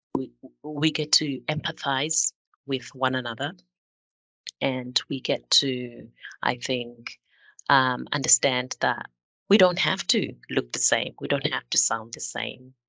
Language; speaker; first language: English; non-native, local second language; Shona